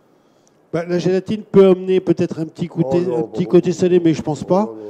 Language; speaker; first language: French; native; French